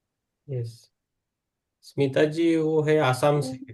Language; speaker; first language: Hindi; native; Hindi